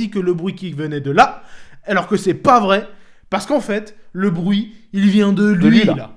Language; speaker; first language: French; native; French